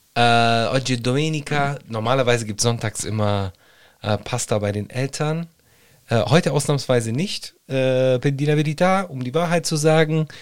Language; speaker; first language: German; early bilingual, other home language; Italian